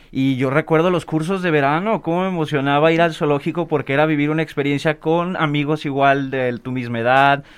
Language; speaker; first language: Spanish; native; Spanish